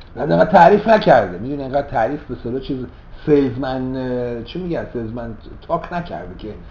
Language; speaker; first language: Persian; native; Persian